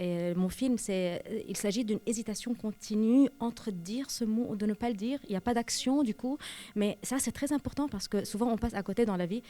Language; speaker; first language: French; non-native, local second language; Arabic